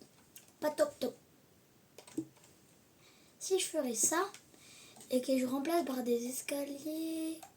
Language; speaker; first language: French; native; French